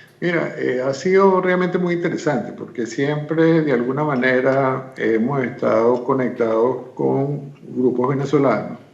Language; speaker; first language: Spanish; native; Spanish